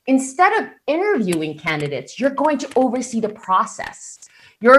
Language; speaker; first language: English; non-native, local second language; Filipino